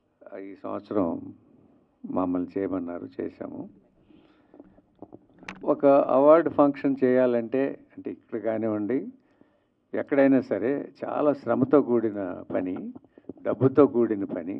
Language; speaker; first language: Telugu; native; Telugu